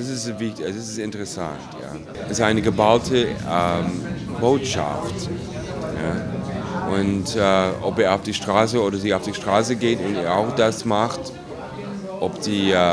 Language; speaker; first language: German; non-native, fluent; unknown